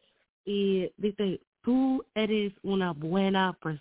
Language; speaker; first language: Spanish; non-native, learner; English